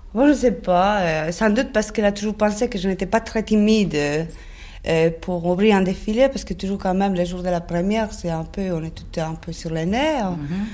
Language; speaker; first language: French; non-native, fluent; Spanish